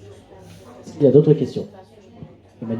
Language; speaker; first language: French; native; French